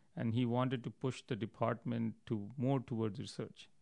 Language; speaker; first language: English; non-native, local second language; Hindi